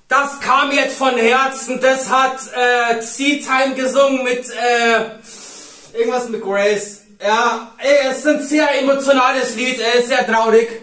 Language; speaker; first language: German; native; German